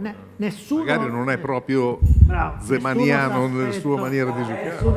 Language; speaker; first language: Italian; native; Italian